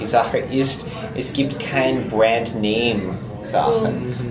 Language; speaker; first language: German; non-native, fluent; English